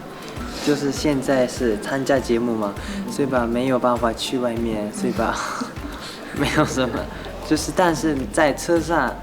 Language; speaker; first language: Chinese; non-native, learner; Japanese